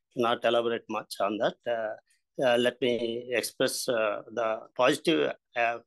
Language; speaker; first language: English; non-native, local second language; Telugu